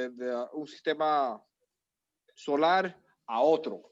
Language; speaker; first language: Spanish; early bilingual, heritage; Spanish